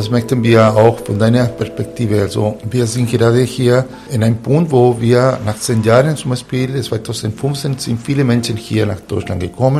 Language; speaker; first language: German; non-native, fluent; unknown